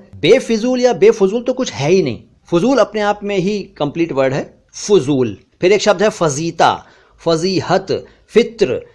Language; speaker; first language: Hindi; native; Hindi